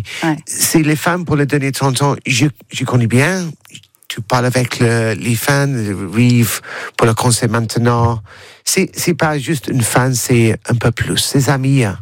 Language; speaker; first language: French; non-native, learner; English